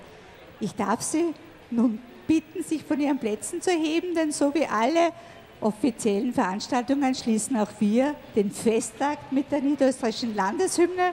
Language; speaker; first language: German; native; German